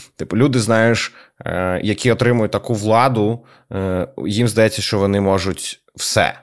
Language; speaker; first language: Ukrainian; native; Ukrainian